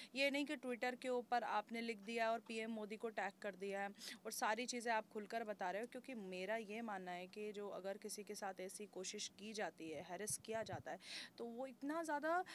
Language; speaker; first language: Hindi; native; Hindi